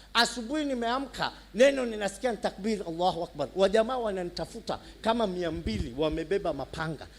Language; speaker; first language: Swahili; non-native, fluent; Somali